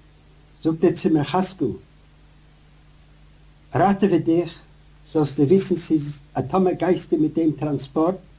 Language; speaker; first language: German; non-native, learner; Yiddish